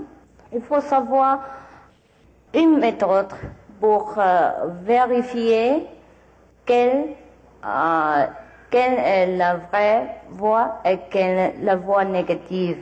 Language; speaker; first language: French; non-native, learner; Vietnamese